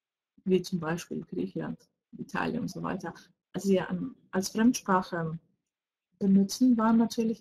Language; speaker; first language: German; non-native, fluent; Greek